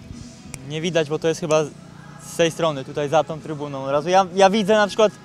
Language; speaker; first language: Polish; native; Polish